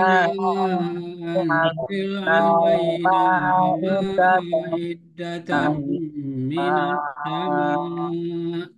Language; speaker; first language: Arabic; non-native, fluent; Indonesian